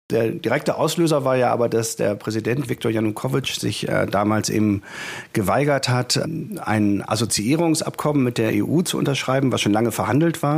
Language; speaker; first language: German; native; German